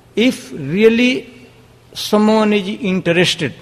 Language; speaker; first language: English; non-native, local second language; Hindi